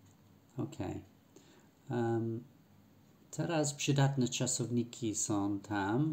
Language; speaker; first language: Polish; non-native, learner; English